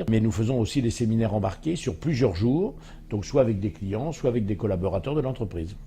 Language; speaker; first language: French; native; French